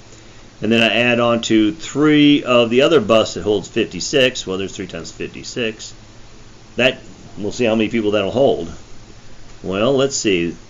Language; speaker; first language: English; native; English